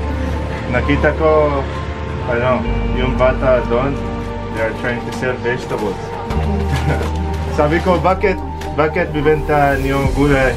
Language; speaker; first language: Filipino; non-native, learner; Arabic